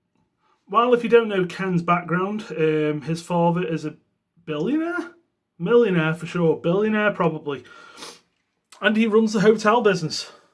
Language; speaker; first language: English; native; English